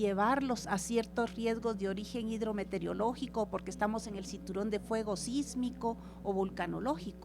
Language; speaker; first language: Spanish; native; Spanish